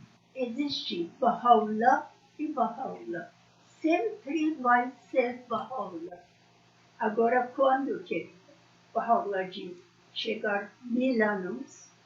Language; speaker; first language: Portuguese; non-native, learner; Persian